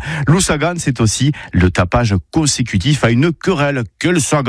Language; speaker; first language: French; native; French